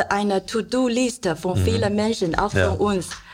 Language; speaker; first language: German; non-native, learner; Chinese